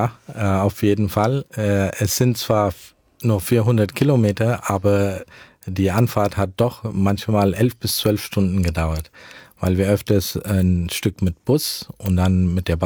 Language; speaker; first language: German; early bilingual, heritage; German